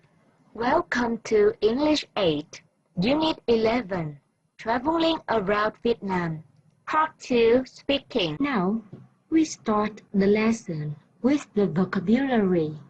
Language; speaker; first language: English; non-native, fluent; Vietnamese